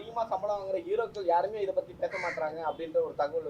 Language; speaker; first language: Tamil; native; Tamil